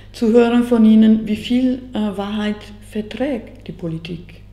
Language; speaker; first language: German; non-native, fluent; Italian